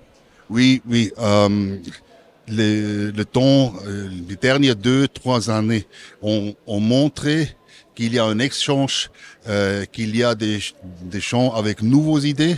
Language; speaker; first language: French; non-native, local second language; German